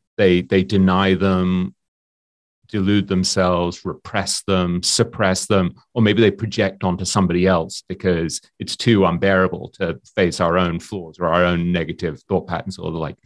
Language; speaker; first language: English; native; English